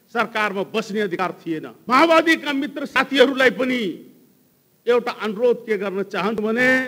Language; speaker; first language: Nepali; non-native, local second language; Hindi